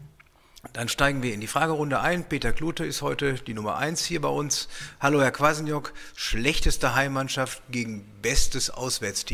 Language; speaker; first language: German; native; German